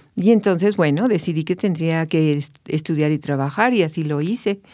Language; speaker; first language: Spanish; native; Spanish